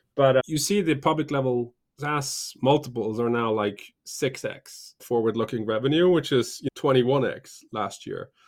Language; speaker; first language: English; early bilingual, other home language; Norwegian